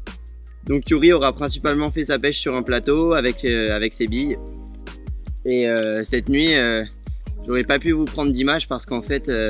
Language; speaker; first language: French; native; French